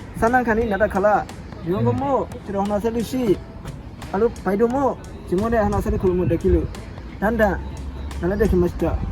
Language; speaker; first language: Japanese; non-native, learner; Bangla